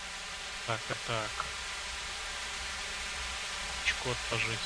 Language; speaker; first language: Russian; native; Russian